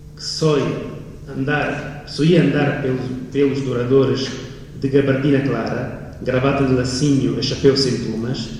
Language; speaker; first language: Portuguese; non-native, fluent; Italian